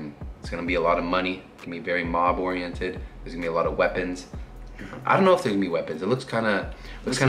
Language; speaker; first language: English; native; English